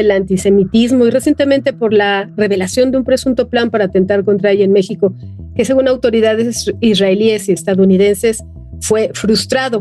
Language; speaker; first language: Spanish; native; Spanish